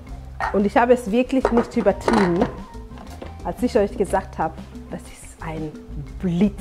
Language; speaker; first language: German; non-native, fluent; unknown